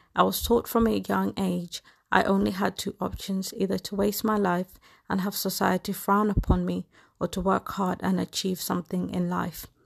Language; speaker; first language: English; native; English